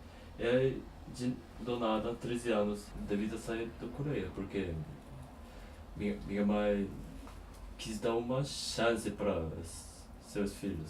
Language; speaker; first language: Portuguese; non-native, fluent; Korean